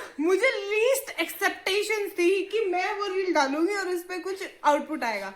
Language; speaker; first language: Hindi; native; Hindi